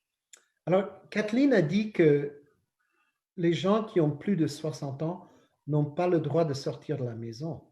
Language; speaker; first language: French; non-native, local second language; English